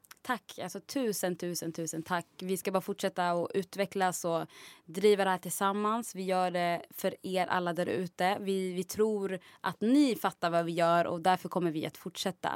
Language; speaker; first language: Swedish; native; Swedish